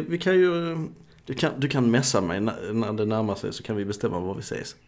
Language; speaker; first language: Swedish; native; Swedish